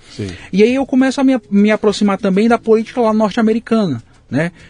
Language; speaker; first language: Portuguese; native; Portuguese